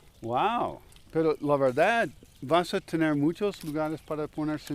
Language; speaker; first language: Spanish; non-native, learner; English